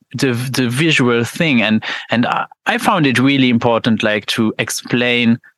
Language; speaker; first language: English; non-native, fluent; Luxembourgish